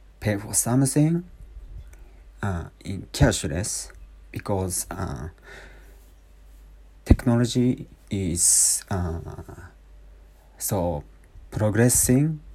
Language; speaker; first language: English; non-native, learner; Japanese